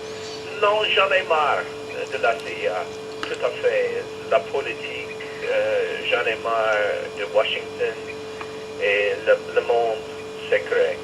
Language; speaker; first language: French; non-native, fluent; English